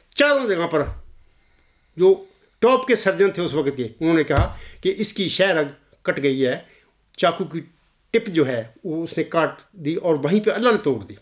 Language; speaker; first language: Urdu; non-native, local second language; Punjabi